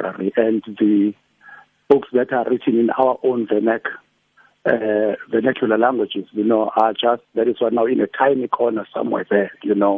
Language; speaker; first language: English; non-native, local second language; Zulu